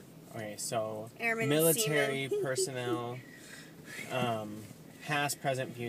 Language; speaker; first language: English; native; English